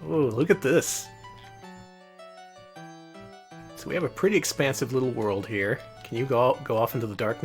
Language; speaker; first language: English; native; English